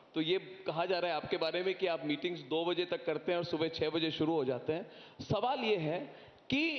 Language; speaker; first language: Hindi; non-native, local second language; Assamese